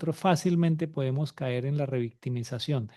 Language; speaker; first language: Spanish; native; Spanish